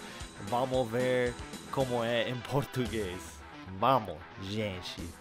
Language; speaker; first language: Portuguese; non-native, fluent; English